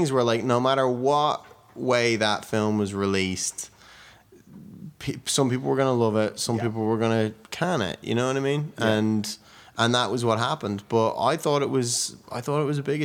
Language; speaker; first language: English; native; English